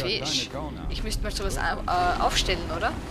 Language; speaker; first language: German; native; German